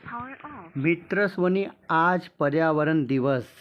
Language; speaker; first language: Hindi; non-native, local second language; Marathi